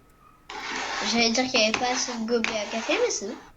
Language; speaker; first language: French; native; French